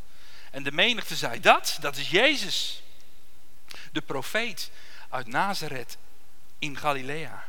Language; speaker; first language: Dutch; native; Dutch